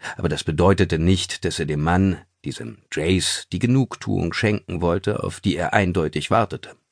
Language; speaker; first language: German; native; German